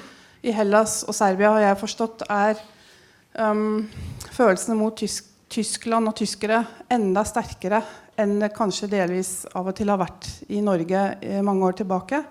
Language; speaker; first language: Norwegian; early bilingual, heritage; Norwegian